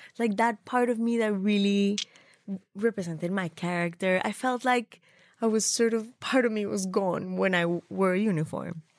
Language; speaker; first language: English; non-native, fluent; Spanish